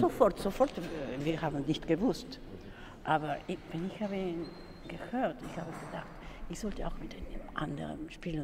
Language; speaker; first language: German; non-native, learner; Spanish